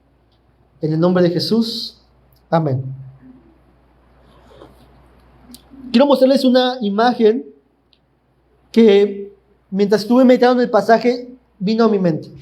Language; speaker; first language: Spanish; native; Spanish